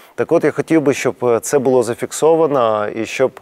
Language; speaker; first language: Ukrainian; native; Ukrainian